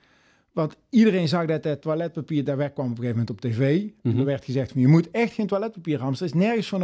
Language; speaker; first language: Dutch; native; Dutch